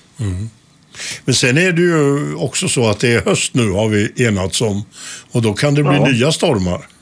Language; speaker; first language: Swedish; native; Swedish